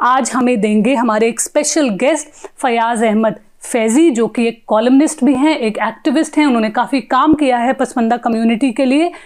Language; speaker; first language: Hindi; native; Hindi